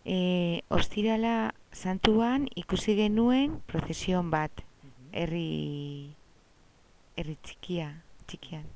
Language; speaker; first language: Basque; non-native, learner; Spanish